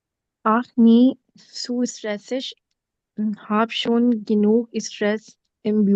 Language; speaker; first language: German; non-native, learner; Urdu